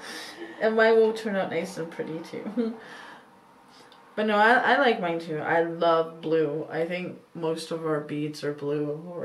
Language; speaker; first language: English; native; English